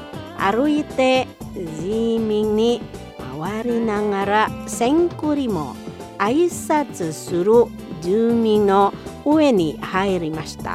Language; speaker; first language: Japanese; non-native, fluent; Indonesian